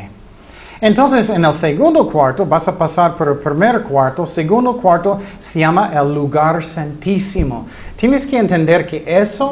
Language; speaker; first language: Spanish; non-native, fluent; English